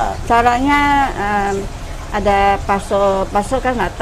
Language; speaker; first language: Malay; non-native, local second language; Min Nan Chinese